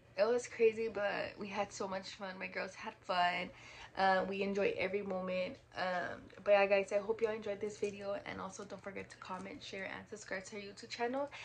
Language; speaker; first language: English; early bilingual, other home language; Spanish